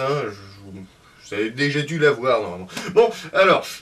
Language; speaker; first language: French; native; French